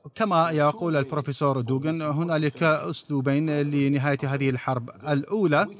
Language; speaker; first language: Arabic; non-native, fluent; Russian